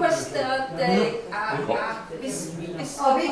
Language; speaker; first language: Spanish; non-native, learner; English